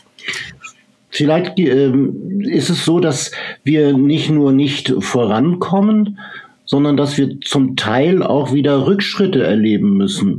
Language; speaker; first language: German; native; German